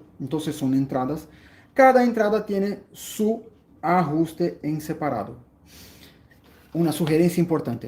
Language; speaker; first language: Spanish; non-native, fluent; Portuguese